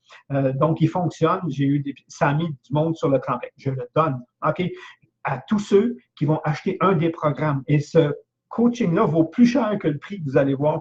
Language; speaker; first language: French; native; French